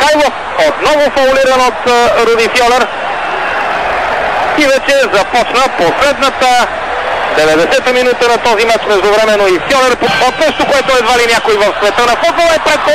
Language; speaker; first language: Bulgarian; native; Bulgarian